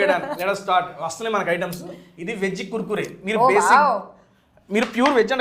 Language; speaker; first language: Telugu; native; Telugu